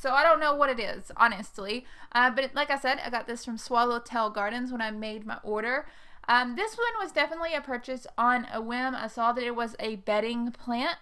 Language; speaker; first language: English; native; English